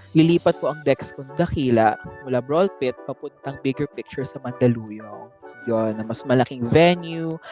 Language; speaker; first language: Filipino; native; Filipino